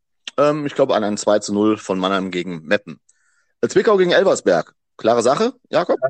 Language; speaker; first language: German; native; German